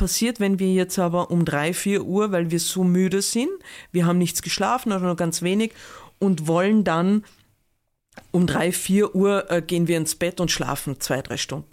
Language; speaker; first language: German; native; German